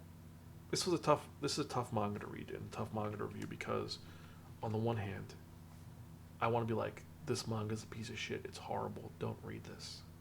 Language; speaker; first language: English; native; English